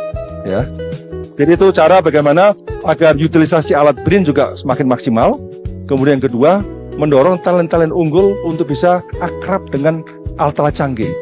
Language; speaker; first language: Indonesian; native; Indonesian